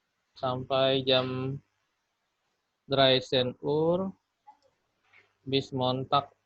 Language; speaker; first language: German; non-native, fluent; Indonesian